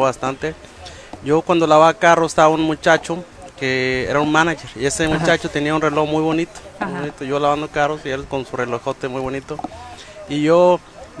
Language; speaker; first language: Spanish; native; Spanish